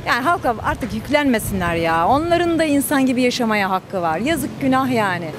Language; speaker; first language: Turkish; native; Turkish